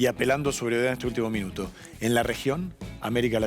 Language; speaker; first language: Spanish; native; Spanish